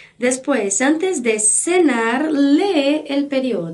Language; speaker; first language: Spanish; non-native, fluent; Portuguese